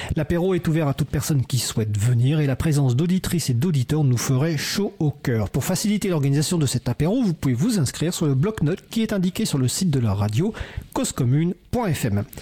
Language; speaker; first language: French; native; French